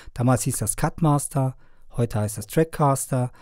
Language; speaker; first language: German; non-native, fluent; Persian